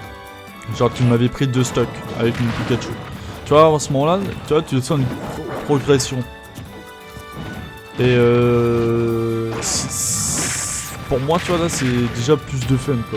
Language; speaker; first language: French; native; French